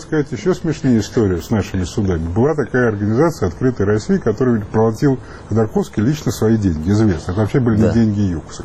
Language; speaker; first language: Russian; native; Russian